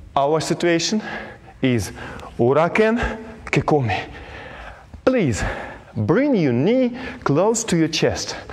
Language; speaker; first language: English; non-native, fluent; Belarusian